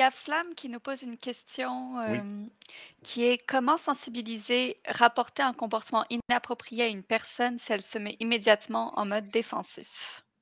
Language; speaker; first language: French; native; French